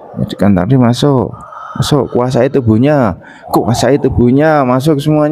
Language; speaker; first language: Indonesian; native; Indonesian